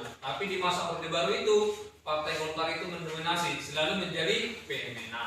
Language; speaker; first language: Indonesian; native; Indonesian